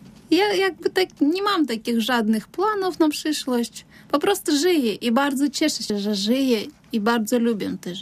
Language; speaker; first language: Polish; non-native, learner; Russian